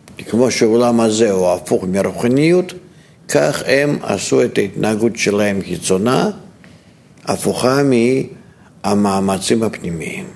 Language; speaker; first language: Hebrew; non-native, fluent; Russian